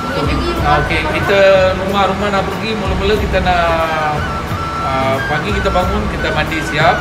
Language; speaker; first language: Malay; non-native, local second language; Tamil